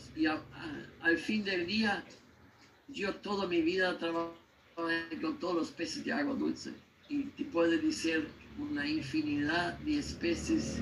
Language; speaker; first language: Spanish; non-native, learner; German